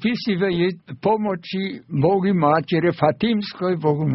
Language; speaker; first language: Russian; non-native, fluent; German